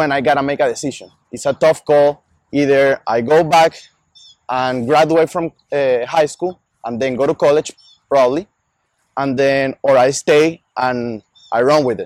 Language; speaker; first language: English; non-native, fluent; Spanish